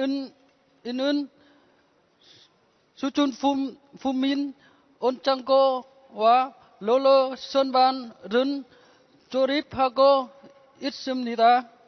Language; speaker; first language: Korean; non-native, learner; Vietnamese